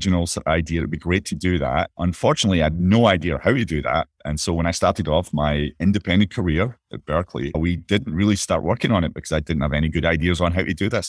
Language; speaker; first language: English; native; English